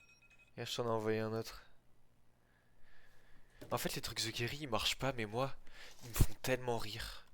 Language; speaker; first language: French; native; French